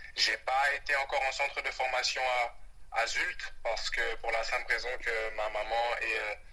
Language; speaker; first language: French; early bilingual, other home language; Wolof